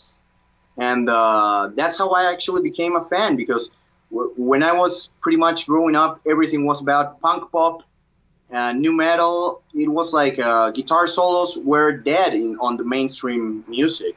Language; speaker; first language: English; non-native, fluent; Spanish